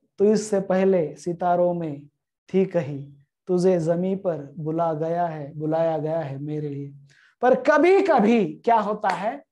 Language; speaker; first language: Hindi; non-native, local second language; Marathi